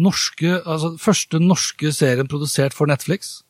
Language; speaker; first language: Norwegian; native; Norwegian